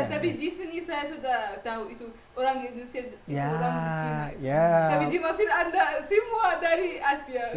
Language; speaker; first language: Indonesian; non-native, learner; Arabic